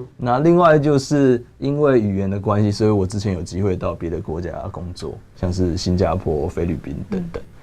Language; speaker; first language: Chinese; native; Chinese